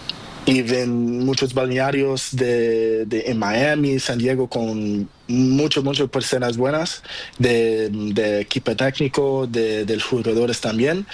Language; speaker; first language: Spanish; non-native, learner; Portuguese